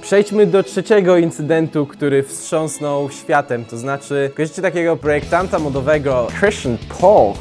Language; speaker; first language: Polish; native; Polish